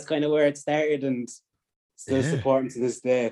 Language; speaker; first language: English; native; English